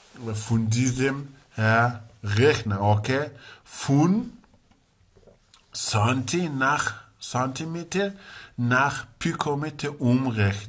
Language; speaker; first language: German; non-native, learner; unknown